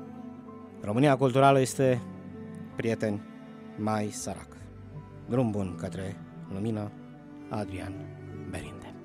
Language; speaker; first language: Romanian; native; Romanian